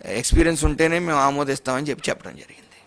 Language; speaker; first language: Telugu; native; Telugu